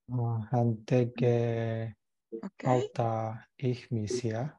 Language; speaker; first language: Finnish; non-native, learner; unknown